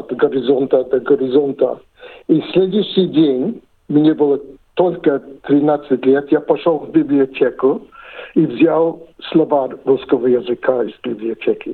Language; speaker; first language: Russian; non-native, fluent; English